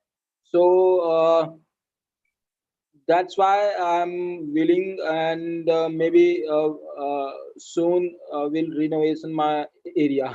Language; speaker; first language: English; non-native, learner; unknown